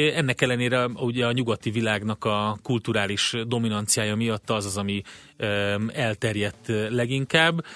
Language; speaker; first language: Hungarian; native; Hungarian